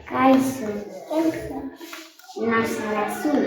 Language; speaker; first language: Basque; non-native, local second language; Spanish